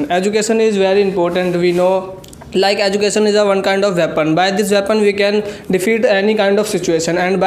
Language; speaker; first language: English; non-native, learner; Hindi